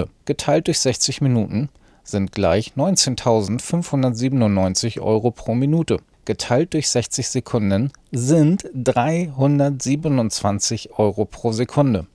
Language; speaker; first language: German; native; German